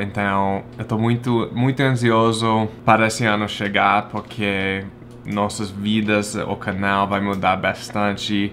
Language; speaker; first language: Portuguese; non-native, fluent; English